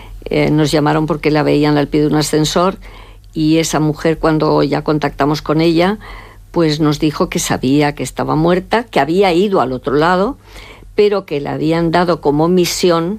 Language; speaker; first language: Spanish; native; Spanish